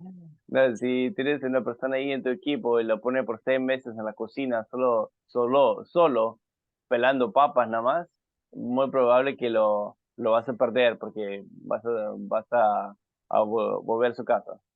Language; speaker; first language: Spanish; non-native, fluent; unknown